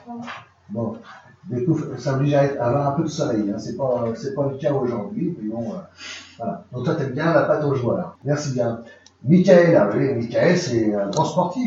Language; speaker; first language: French; native; French